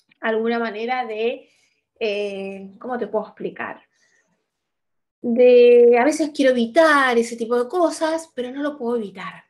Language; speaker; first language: Spanish; native; Spanish